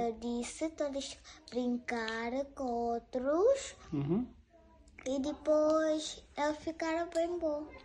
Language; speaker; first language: Portuguese; early bilingual, other home language; Urdu